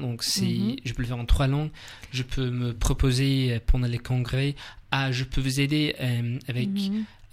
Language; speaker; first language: French; non-native, learner; English